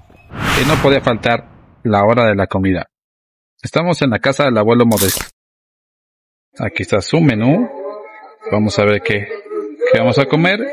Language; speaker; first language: Spanish; native; Spanish